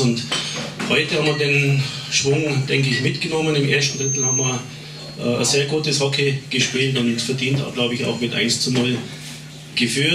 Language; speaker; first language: German; native; German